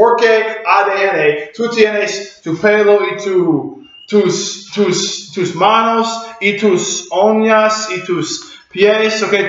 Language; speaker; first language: Spanish; non-native, learner; English